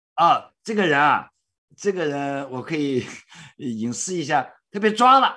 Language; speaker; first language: Chinese; native; Chinese